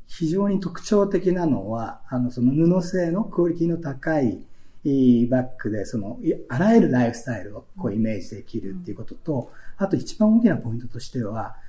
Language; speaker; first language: Japanese; native; Japanese